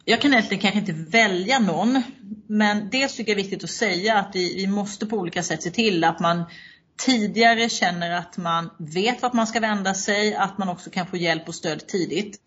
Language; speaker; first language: Swedish; native; Swedish